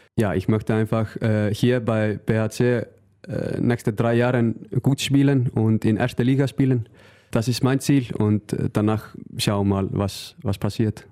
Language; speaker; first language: German; non-native, learner; Icelandic